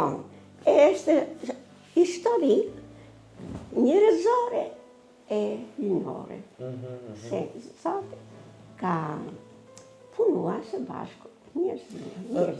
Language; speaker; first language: Albanian; non-native, learner; Italian